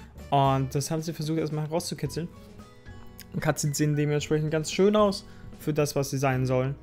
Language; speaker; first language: German; native; German